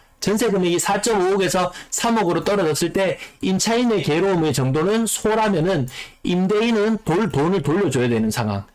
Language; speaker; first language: Korean; native; Korean